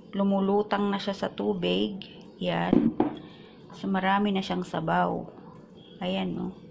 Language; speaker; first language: Filipino; non-native, local second language; Iloko